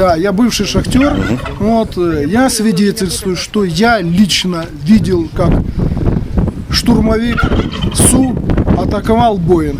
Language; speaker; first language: Russian; native; Russian